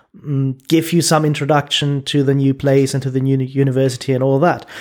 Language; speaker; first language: English; non-native, fluent; German